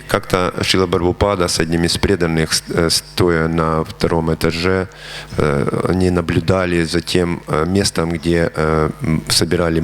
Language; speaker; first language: Russian; native; Russian